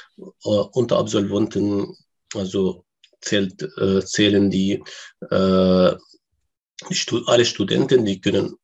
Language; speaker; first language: German; non-native, learner; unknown